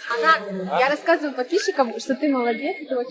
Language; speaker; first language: Russian; native; Russian